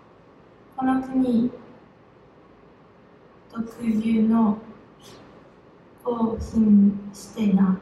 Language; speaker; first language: Japanese; non-native, learner; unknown